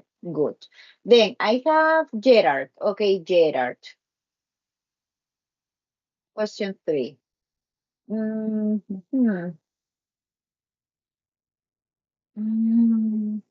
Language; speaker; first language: English; non-native, learner; Spanish